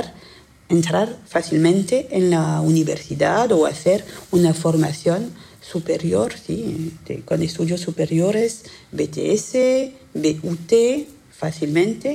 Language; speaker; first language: Spanish; non-native, fluent; French